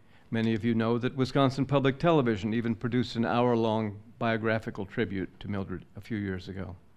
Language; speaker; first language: English; native; English